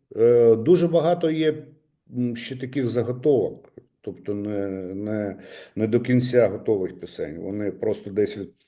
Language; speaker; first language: Ukrainian; native; Ukrainian